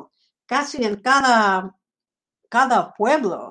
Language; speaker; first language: Spanish; non-native, fluent; English